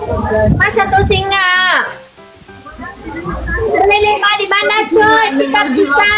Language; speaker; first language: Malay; non-native, learner; Vietnamese